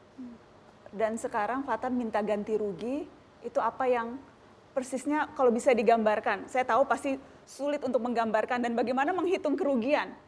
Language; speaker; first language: Indonesian; native; Indonesian